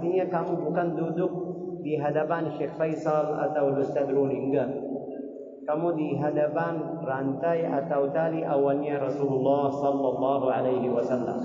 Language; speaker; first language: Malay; non-native, learner; Arabic